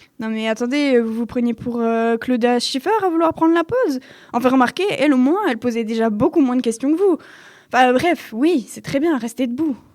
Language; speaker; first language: French; native; French